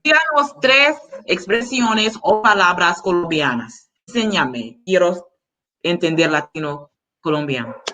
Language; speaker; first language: Spanish; non-native, learner; English